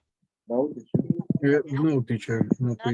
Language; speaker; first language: English; non-native, learner; Spanish